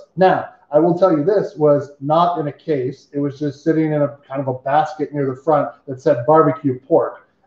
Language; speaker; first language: English; native; English